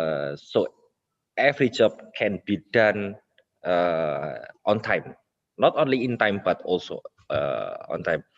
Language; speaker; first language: English; non-native, local second language; Indonesian